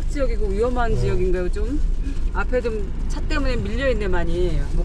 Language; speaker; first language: Korean; native; Korean